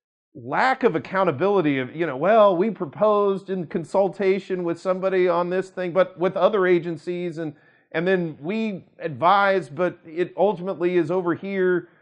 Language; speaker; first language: English; native; English